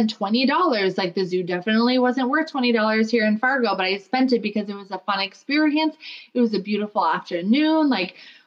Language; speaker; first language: English; native; English